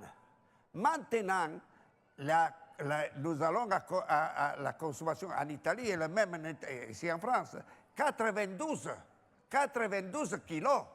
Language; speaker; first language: French; non-native, fluent; Italian